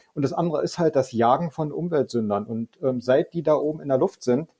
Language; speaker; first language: German; native; German